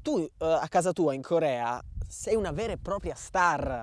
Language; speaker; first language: Italian; native; Italian